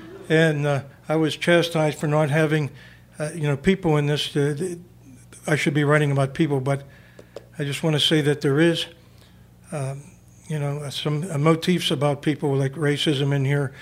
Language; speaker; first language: English; native; English